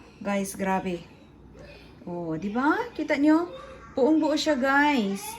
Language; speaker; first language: Filipino; non-native, local second language; Cebuano